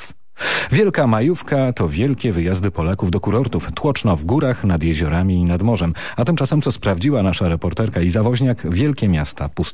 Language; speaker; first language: Polish; native; Polish